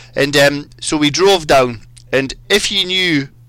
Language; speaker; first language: English; native; English